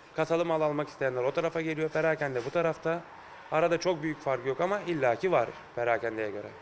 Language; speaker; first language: Turkish; native; Turkish